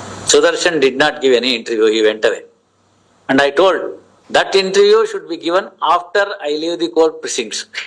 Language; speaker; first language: English; non-native, local second language; Kannada